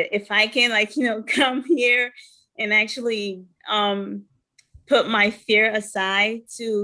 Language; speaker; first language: English; non-native, fluent; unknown